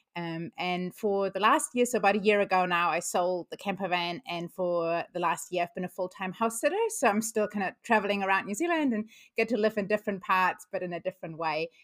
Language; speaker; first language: English; non-native, fluent; German